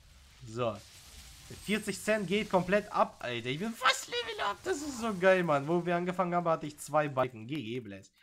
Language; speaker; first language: German; native; German